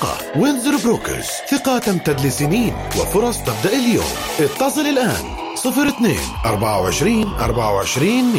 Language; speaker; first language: Arabic; native; Arabic